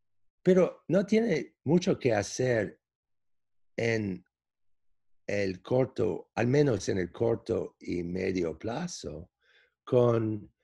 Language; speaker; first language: Spanish; non-native, fluent; English